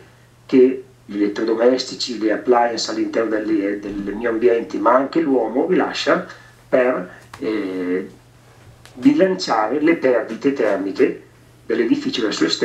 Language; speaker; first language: Italian; native; Italian